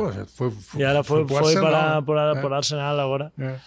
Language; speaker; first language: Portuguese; non-native, learner; Spanish